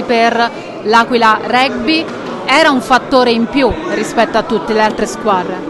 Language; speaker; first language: Italian; native; Italian